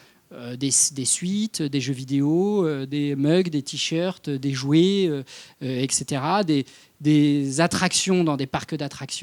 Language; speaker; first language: French; native; French